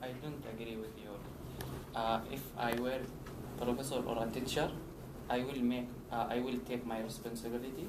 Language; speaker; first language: English; non-native, learner; Arabic